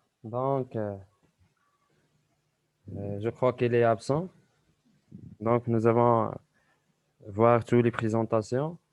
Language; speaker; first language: French; non-native, local second language; Arabic